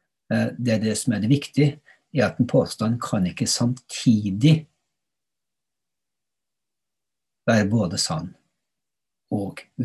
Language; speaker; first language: Norwegian; native; Norwegian